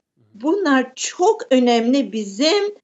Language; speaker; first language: Turkish; early bilingual, heritage; Turkish